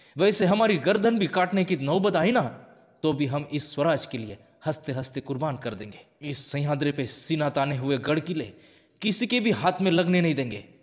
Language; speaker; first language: Hindi; non-native, local second language; Marathi